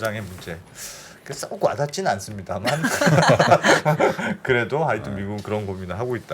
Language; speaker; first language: Korean; native; Korean